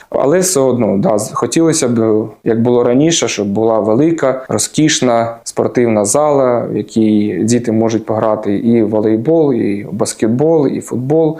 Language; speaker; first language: Ukrainian; native; Ukrainian